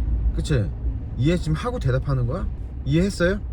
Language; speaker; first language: Korean; native; Korean